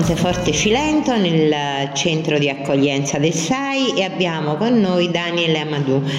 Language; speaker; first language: Italian; native; Italian